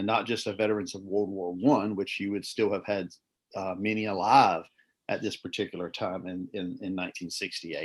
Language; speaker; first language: English; native; English